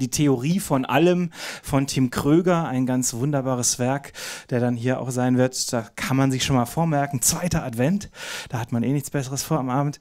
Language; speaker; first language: German; native; German